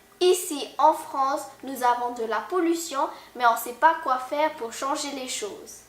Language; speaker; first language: French; early bilingual, heritage; French